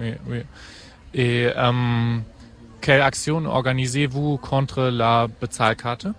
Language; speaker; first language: French; non-native, fluent; German